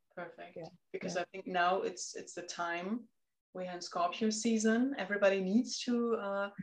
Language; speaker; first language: English; non-native, fluent; German